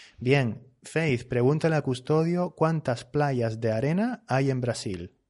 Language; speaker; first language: Spanish; native; Spanish